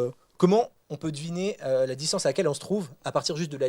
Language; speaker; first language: French; native; French